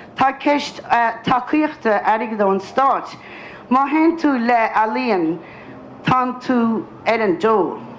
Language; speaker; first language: Irish; native; Irish